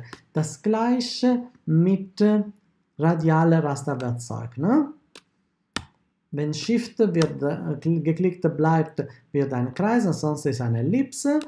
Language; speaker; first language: German; non-native, fluent; Italian